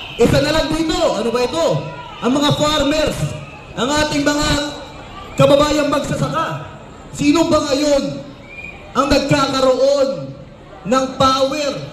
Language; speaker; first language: Filipino; native; Filipino